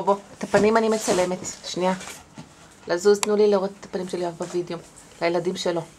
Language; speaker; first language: Hebrew; native; Hebrew